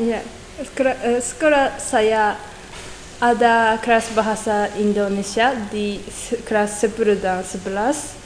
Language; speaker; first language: Indonesian; non-native, learner; Japanese